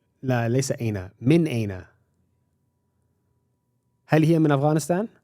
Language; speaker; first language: Arabic; non-native, fluent; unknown